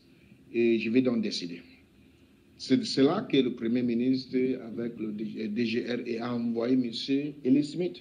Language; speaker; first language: French; non-native, local second language; English